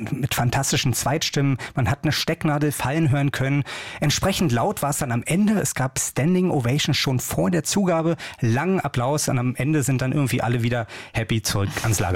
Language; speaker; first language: German; native; German